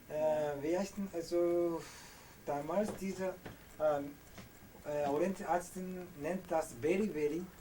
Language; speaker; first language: German; non-native, learner; Korean